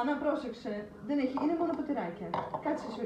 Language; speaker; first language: Greek; non-native, fluent; Russian